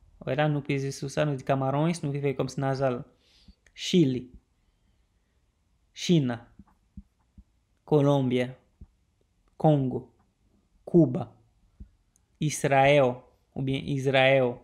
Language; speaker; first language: Portuguese; non-native, learner; Haitian Creole